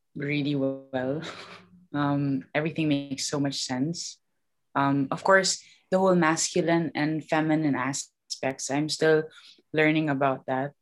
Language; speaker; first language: English; non-native, local second language; Filipino